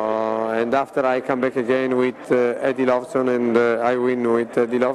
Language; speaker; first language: English; non-native, learner; Italian